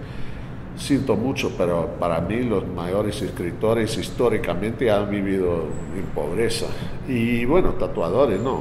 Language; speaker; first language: Spanish; non-native, fluent; English